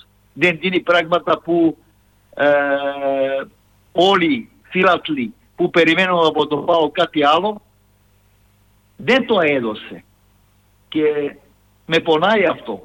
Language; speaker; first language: Greek; non-native, fluent; Serbian